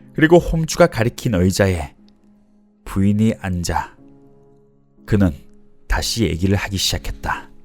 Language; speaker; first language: Korean; native; Korean